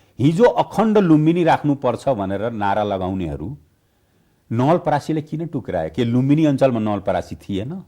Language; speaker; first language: Nepali; non-native, local second language; Bhojpuri